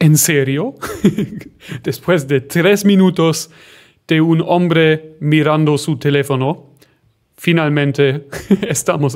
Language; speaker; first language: Spanish; non-native, fluent; German